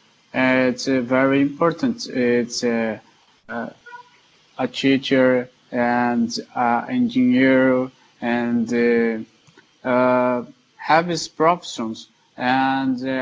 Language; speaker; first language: English; non-native, learner; Portuguese